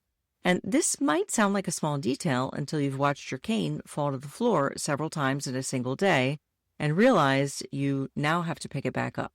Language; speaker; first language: English; native; English